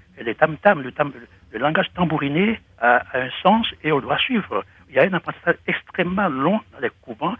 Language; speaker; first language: French; non-native, local second language; Fon